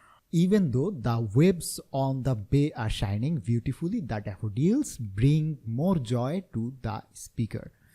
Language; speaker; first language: English; non-native, local second language; Bangla